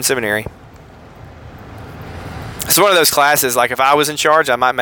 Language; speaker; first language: English; native; English